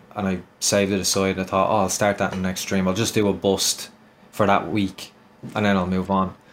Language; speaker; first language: English; native; English